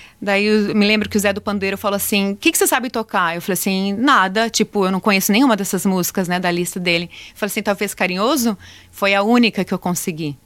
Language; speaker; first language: Portuguese; native; Portuguese